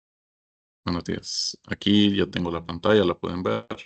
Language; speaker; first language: Spanish; native; Spanish